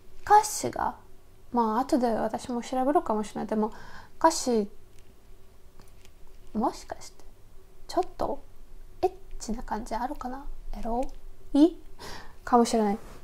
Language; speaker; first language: Japanese; non-native, learner; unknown